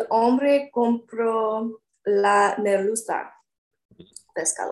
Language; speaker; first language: Spanish; non-native, learner; English